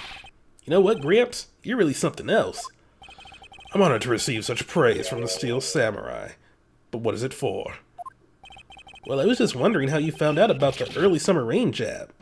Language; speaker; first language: English; native; English